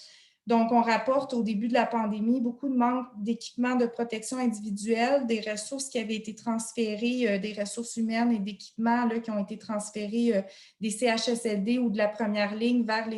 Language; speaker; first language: French; native; French